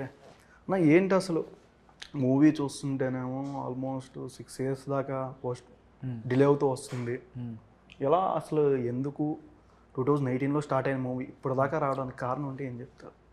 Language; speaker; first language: Telugu; native; Telugu